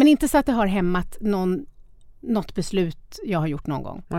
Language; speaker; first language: Swedish; native; Swedish